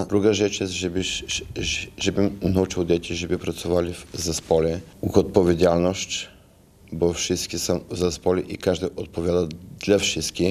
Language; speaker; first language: Polish; non-native, fluent; Bulgarian